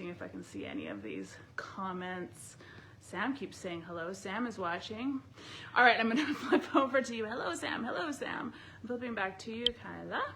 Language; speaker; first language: English; native; English